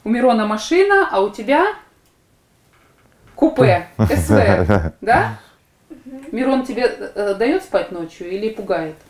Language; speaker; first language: Russian; native; Russian